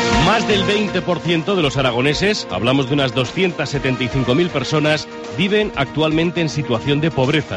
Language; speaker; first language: Spanish; native; Spanish